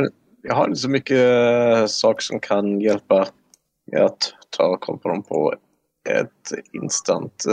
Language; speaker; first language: Swedish; non-native, fluent; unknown